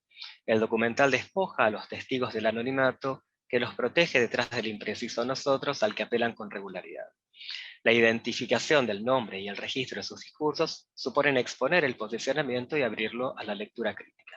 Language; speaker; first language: Spanish; native; Spanish